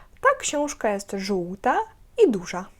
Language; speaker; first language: Polish; non-native, fluent; Ukrainian